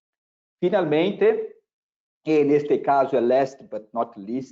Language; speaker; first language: Spanish; non-native, fluent; Portuguese